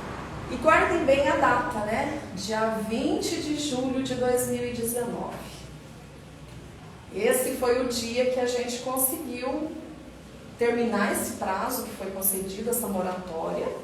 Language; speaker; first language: Portuguese; native; Portuguese